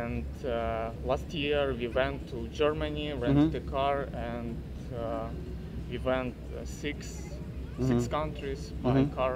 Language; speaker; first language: English; non-native, learner; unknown